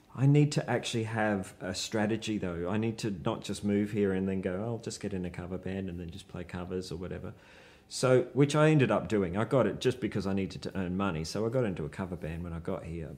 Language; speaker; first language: English; native; English